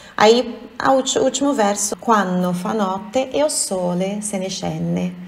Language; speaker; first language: Portuguese; native; Portuguese